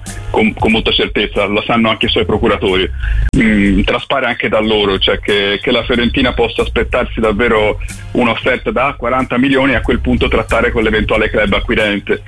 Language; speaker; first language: Italian; native; Italian